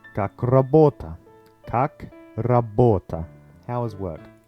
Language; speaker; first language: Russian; non-native, learner; English